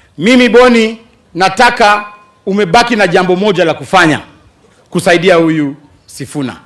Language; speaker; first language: Swahili; non-native, local second language; Luyia